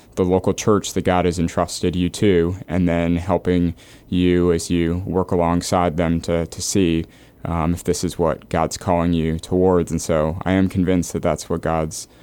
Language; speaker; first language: English; native; English